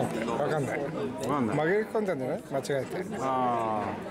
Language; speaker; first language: Japanese; native; Japanese